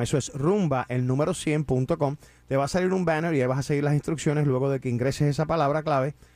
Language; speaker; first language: Spanish; early bilingual, heritage; Spanish